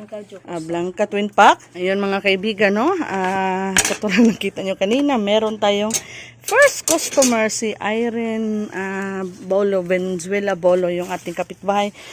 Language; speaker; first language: Filipino; non-native, local second language; Cebuano